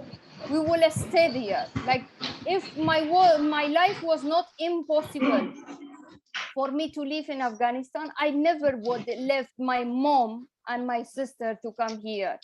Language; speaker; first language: English; non-native, fluent; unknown